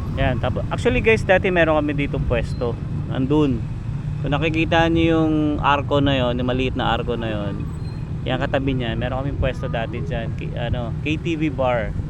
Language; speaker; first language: Filipino; native; Filipino